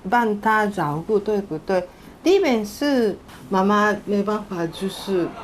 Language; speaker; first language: Chinese; non-native, fluent; Japanese